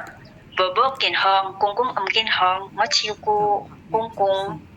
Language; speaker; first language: Cantonese; non-native, learner; Indonesian